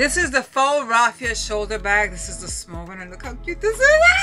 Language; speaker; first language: English; early bilingual, other home language; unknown